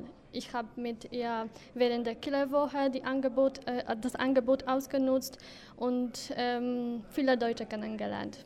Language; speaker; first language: German; non-native, fluent; Polish